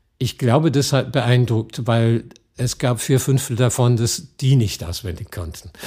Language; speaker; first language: German; non-native, fluent; English